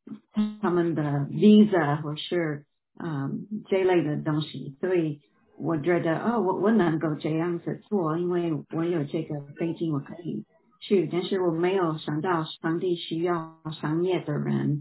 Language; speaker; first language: Chinese; non-native, fluent; English